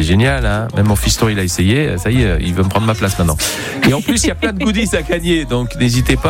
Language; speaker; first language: French; native; French